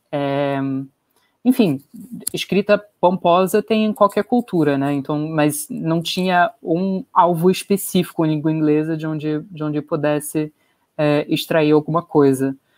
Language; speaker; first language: Portuguese; non-native, fluent; English